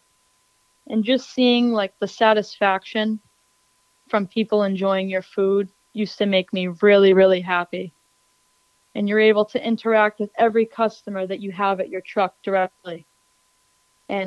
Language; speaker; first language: English; native; English